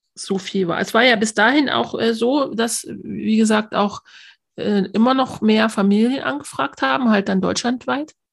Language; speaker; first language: German; native; German